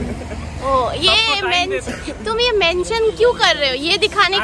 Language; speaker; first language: Hindi; non-native, local second language; Bangla